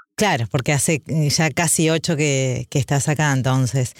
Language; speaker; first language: Spanish; native; Spanish